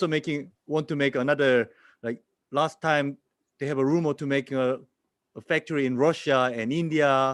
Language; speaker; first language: English; non-native, learner; Korean